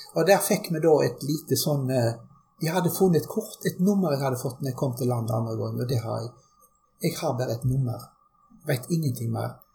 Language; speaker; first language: Norwegian; early bilingual, other home language; German